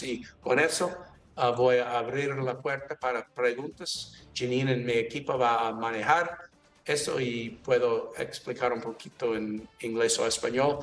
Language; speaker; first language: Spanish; non-native, learner; English